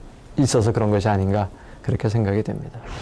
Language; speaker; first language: Korean; native; Korean